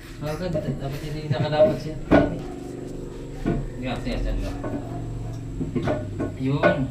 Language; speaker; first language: Filipino; native; Filipino